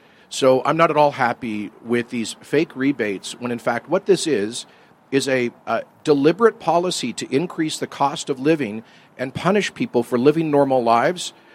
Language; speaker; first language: English; native; English